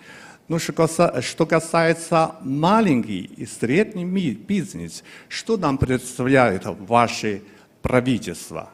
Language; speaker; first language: Russian; non-native, fluent; Chinese